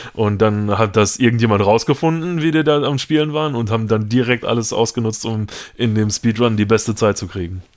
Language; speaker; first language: German; native; German